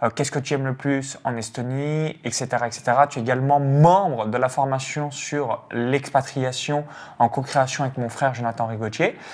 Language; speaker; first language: French; native; French